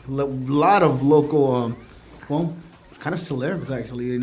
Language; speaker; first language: English; early bilingual, other home language; Spanish